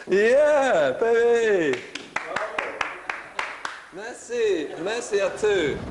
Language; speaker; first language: French; non-native, learner; English